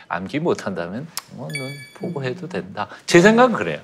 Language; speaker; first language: Korean; native; Korean